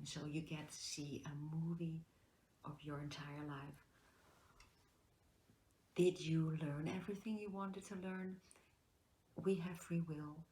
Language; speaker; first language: English; non-native, fluent; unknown